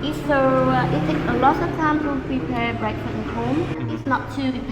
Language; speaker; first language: English; non-native, fluent; Vietnamese